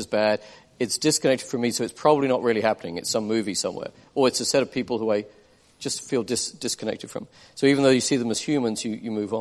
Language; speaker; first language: English; native; English